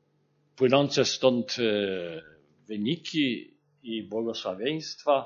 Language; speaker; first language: Polish; native; Polish